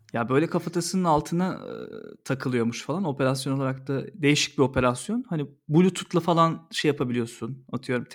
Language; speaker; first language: Turkish; native; Turkish